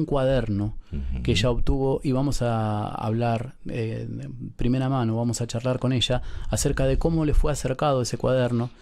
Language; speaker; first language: Spanish; native; Spanish